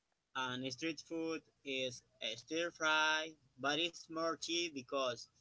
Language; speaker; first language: English; non-native, learner; Spanish